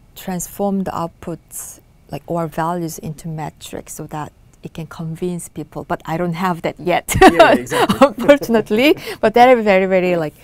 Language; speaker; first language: English; non-native, fluent; Korean